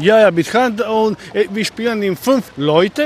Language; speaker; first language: German; non-native, learner; Croatian